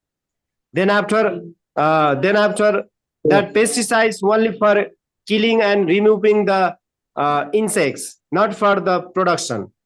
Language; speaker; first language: English; non-native, learner; Nepali